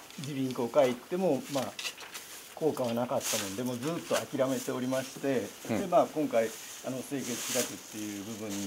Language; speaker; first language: Japanese; native; Japanese